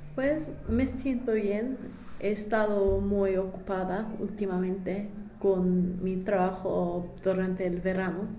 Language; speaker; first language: Spanish; non-native, fluent; English